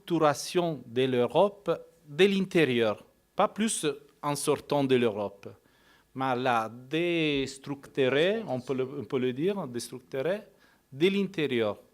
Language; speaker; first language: French; non-native, fluent; Italian